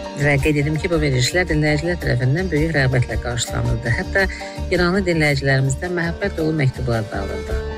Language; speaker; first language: Azerbaijani; native; Azerbaijani